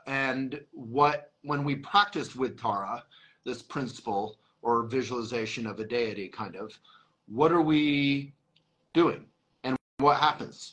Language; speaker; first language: English; native; English